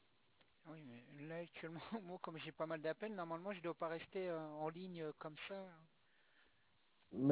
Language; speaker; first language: French; native; French